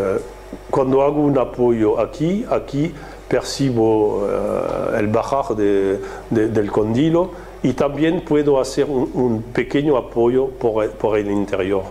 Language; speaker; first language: Spanish; non-native, fluent; French